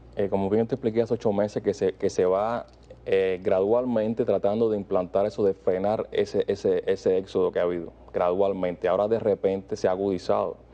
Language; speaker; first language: Spanish; native; Spanish